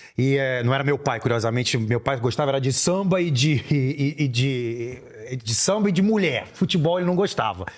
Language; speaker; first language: Portuguese; native; Portuguese